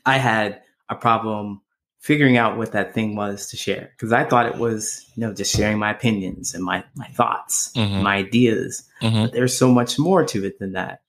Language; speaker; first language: English; native; English